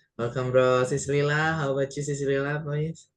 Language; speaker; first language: English; non-native, learner; Indonesian